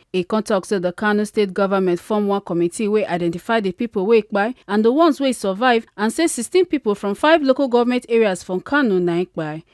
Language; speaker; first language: Nigerian Pidgin; native; Nigerian Pidgin